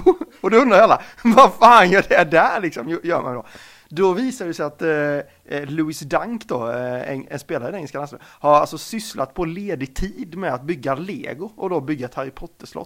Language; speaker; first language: Swedish; native; Swedish